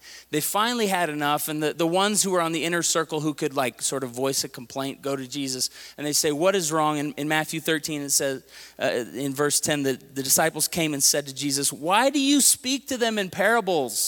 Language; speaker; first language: English; native; English